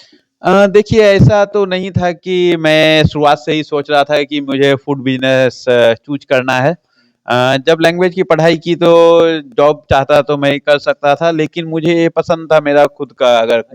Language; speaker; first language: Hindi; native; Hindi